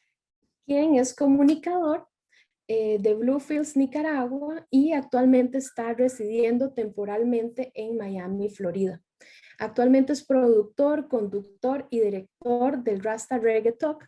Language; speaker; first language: Spanish; native; Spanish